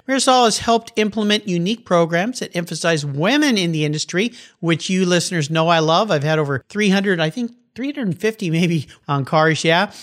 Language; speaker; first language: English; native; English